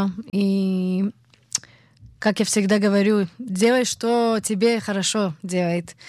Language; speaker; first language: Russian; early bilingual, heritage; Hebrew